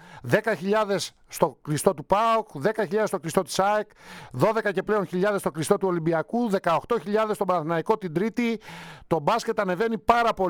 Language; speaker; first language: Greek; native; Greek